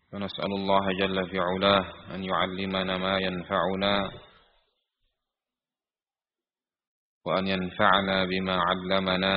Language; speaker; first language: Arabic; non-native, fluent; Indonesian